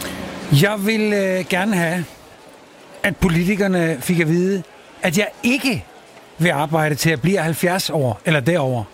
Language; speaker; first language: Danish; native; Danish